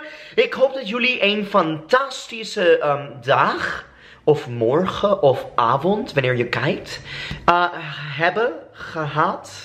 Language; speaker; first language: Dutch; non-native, fluent; English